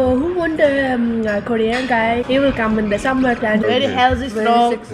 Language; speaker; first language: English; non-native, learner; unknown